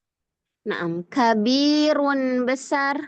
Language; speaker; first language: Arabic; non-native, fluent; Indonesian